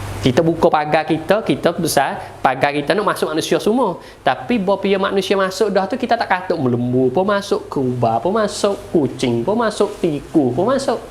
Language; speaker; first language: Malay; native; Malay